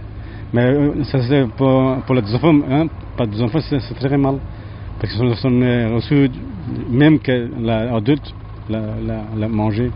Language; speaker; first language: French; non-native, learner; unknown